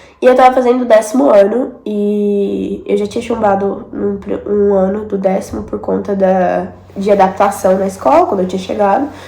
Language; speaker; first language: Portuguese; native; Portuguese